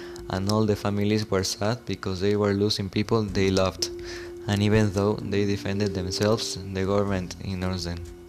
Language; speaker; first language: English; non-native, learner; Spanish